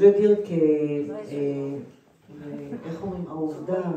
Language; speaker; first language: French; early bilingual, heritage; Hebrew